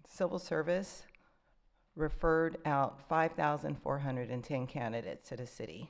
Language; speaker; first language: English; native; English